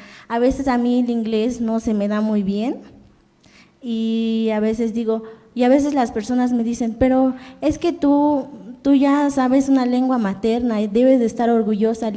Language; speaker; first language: Spanish; non-native, local second language; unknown